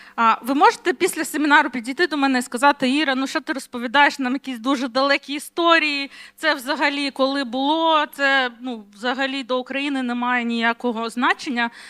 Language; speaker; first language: Ukrainian; non-native, local second language; Russian